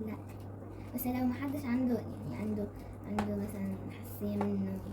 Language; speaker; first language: Arabic; native; Arabic